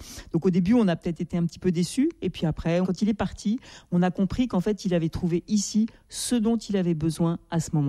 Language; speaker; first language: French; native; French